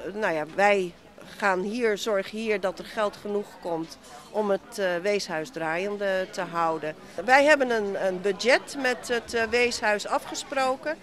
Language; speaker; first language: Dutch; non-native, local second language; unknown